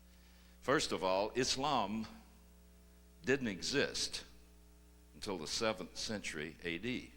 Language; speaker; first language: English; native; English